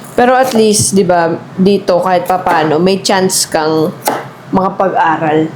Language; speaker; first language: Filipino; native; Filipino